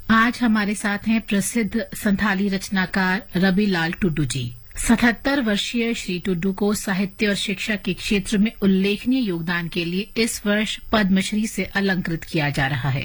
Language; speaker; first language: Hindi; native; Hindi